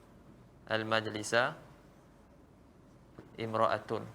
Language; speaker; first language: Arabic; non-native, fluent; Malay